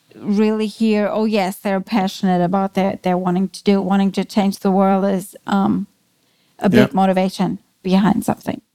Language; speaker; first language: English; non-native, fluent; German